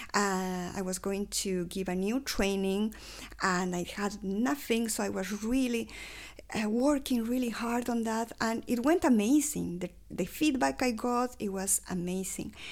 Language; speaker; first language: English; non-native, fluent; Spanish